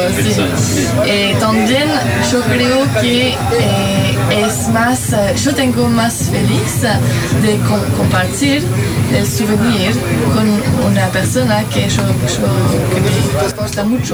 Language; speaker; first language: Spanish; non-native, learner; French